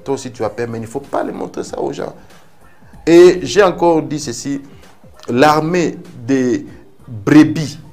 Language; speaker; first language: French; non-native, local second language; Lingala